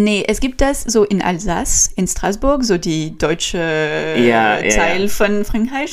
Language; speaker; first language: German; non-native, learner; French